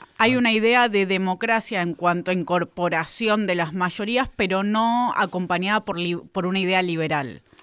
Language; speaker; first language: Spanish; native; Spanish